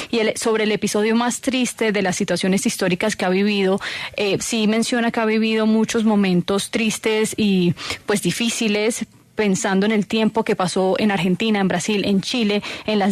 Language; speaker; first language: Spanish; native; Spanish